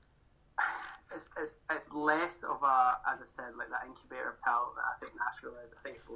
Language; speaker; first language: English; native; English